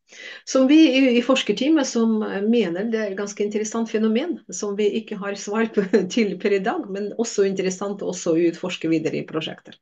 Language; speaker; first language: Norwegian; non-native, fluent; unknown